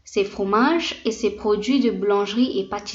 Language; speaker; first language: French; non-native, fluent; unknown